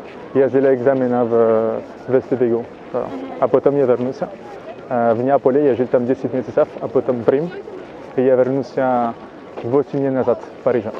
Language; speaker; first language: Russian; non-native, learner; French